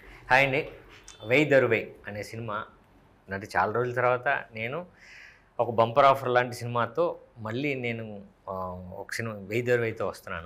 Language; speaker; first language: Telugu; native; Telugu